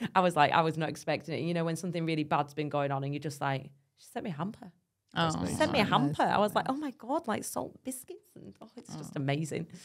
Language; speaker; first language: English; native; English